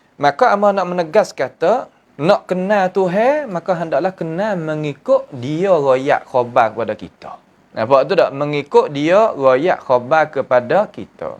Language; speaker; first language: Malay; native; Malay